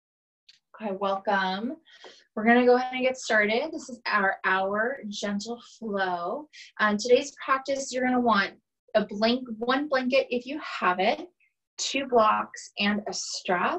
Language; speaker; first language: English; native; English